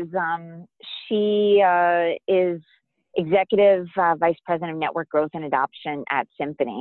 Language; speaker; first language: English; native; English